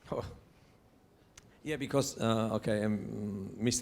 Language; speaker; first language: English; non-native, learner; Italian